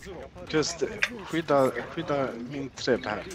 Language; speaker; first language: Swedish; early bilingual, other home language; Turkish